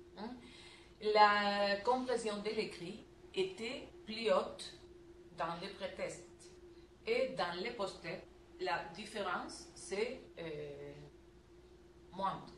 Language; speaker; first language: French; non-native, learner; Spanish